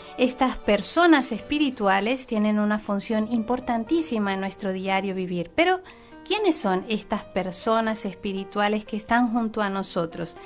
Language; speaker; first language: Spanish; native; Spanish